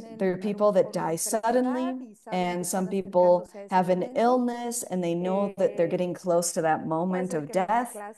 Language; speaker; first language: English; non-native, fluent; Spanish